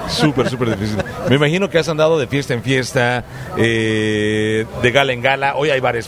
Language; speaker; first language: Spanish; native; Spanish